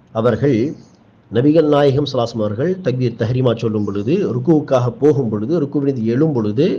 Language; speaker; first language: Tamil; native; Tamil